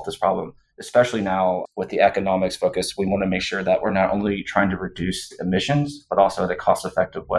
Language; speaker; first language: English; native; English